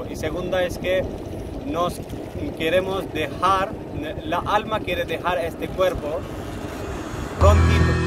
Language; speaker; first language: Spanish; non-native, learner; Hindi